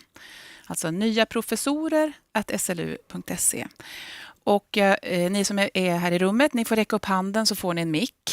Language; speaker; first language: Swedish; native; Swedish